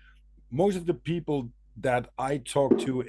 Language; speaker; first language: English; non-native, fluent; Dutch